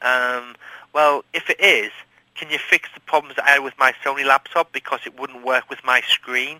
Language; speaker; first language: English; native; English